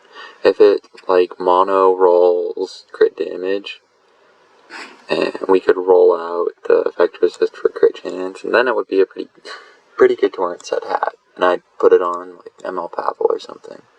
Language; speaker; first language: English; native; English